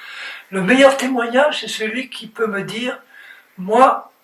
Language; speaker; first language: French; native; French